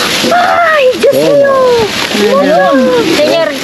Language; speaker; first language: Spanish; non-native, learner; Filipino